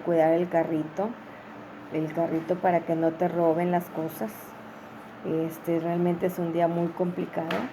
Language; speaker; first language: Spanish; native; Spanish